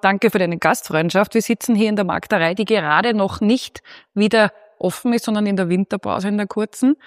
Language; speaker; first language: German; native; German